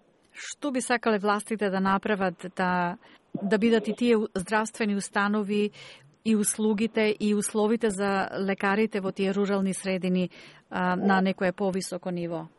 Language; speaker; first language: Macedonian; native; Macedonian